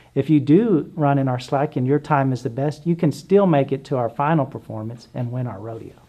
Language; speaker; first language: English; native; English